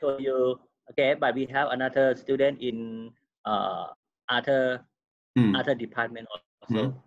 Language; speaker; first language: English; non-native, learner; Thai